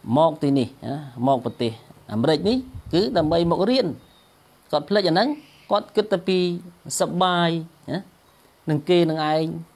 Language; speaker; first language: Khmer; non-native, local second language; Eastern Cham